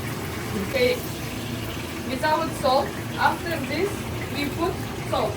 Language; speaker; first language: English; non-native, learner; Uzbek